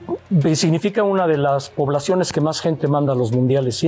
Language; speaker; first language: Spanish; native; Spanish